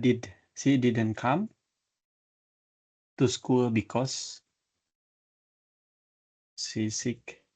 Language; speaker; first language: English; non-native, learner; Indonesian